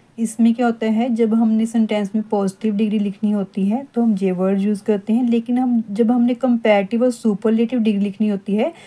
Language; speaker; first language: Hindi; non-native, local second language; Punjabi